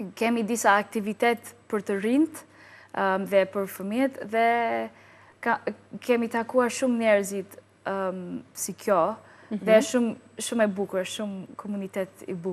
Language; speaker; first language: Albanian; non-native, learner; English